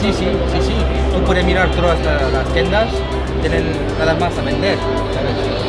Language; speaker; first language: Spanish; non-native, learner; French